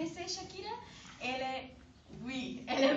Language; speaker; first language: French; non-native, learner; Spanish